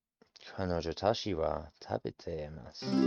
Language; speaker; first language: Japanese; non-native, learner; English